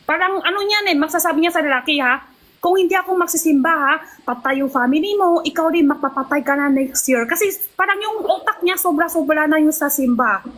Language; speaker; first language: Filipino; non-native, learner; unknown